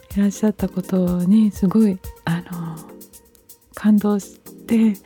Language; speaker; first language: Japanese; early bilingual, other home language; Portuguese